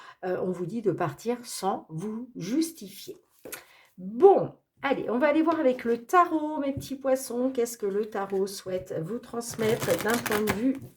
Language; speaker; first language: French; native; French